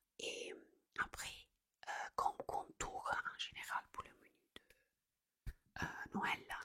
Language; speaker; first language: French; non-native, fluent; Italian